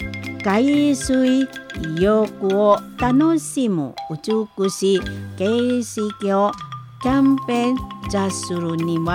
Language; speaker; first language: Japanese; non-native, learner; Indonesian